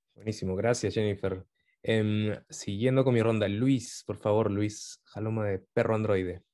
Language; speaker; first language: Spanish; native; Spanish